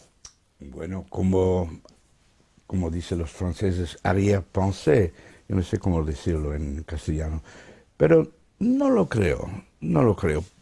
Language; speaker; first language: Spanish; non-native, fluent; Dutch